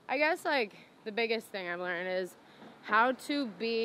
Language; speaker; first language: English; native; English